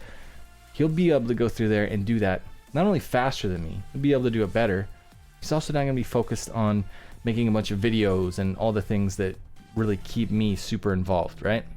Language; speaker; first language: English; native; English